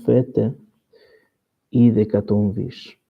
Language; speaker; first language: Greek; non-native, learner; Portuguese